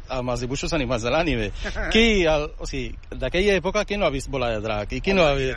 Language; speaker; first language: Catalan; early bilingual, other home language; Arabic